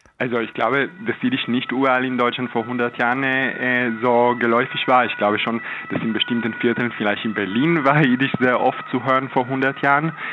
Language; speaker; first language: German; non-native, fluent; Hebrew